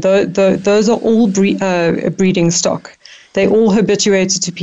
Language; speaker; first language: English; native; English